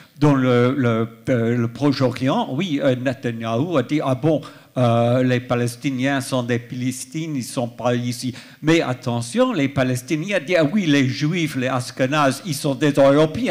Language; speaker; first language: French; non-native, fluent; English